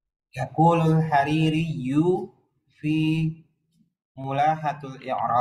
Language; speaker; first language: Arabic; non-native, learner; Indonesian